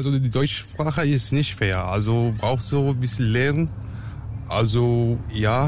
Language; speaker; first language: German; non-native, learner; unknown